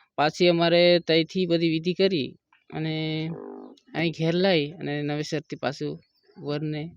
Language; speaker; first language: Gujarati; non-native, local second language; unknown